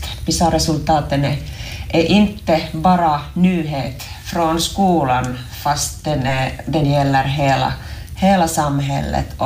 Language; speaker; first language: Swedish; non-native, local second language; Finnish